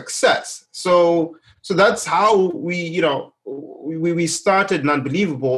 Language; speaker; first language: English; non-native, local second language; Shona